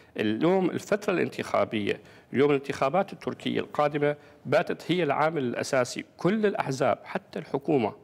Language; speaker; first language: Arabic; native; Arabic